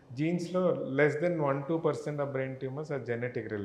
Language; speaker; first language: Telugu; non-native, learner; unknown